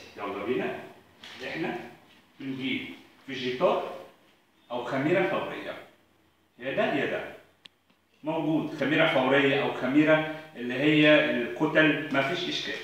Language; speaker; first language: Arabic; native; Arabic